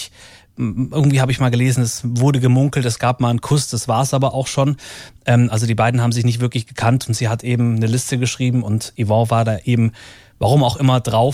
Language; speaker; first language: German; native; German